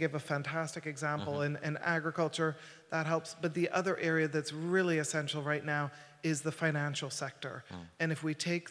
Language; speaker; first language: English; native; English